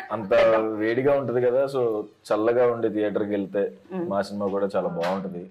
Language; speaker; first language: Telugu; native; Telugu